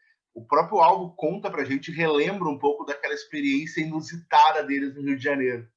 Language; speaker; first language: Portuguese; native; Portuguese